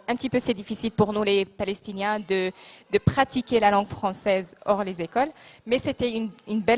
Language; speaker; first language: French; non-native, local second language; Arabic